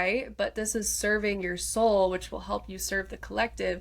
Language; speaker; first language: English; native; English